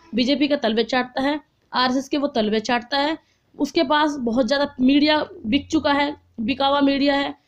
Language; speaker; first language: Hindi; native; Hindi